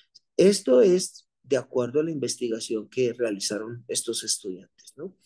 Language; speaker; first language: Spanish; native; Spanish